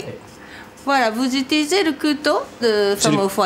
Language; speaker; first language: French; non-native, fluent; Japanese